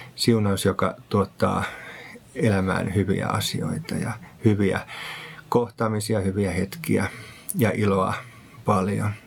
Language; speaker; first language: Finnish; native; Finnish